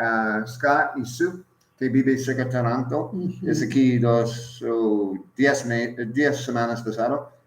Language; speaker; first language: Spanish; non-native, learner; English